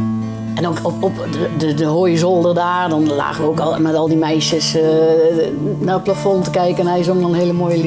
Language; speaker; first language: Dutch; native; Dutch